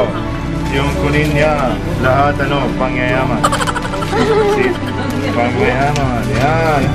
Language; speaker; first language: Filipino; non-native, learner; Arabic